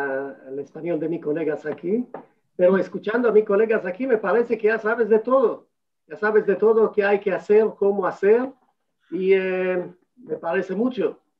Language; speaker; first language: Spanish; non-native, fluent; Hebrew